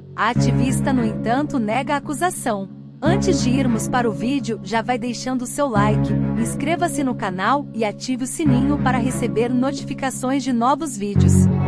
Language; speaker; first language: Portuguese; native; Portuguese